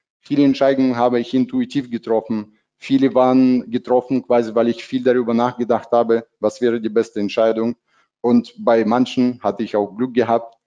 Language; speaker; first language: German; non-native, fluent; Russian